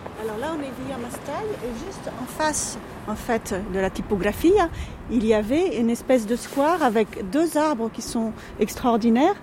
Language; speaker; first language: French; native; French